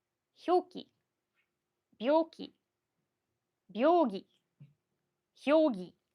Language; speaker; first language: Japanese; non-native, fluent; English